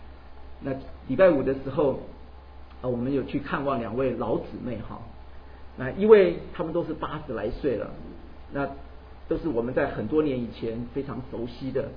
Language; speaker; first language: Chinese; native; Chinese